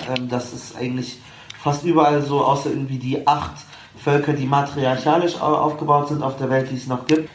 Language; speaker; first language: German; early bilingual, other home language; Arabic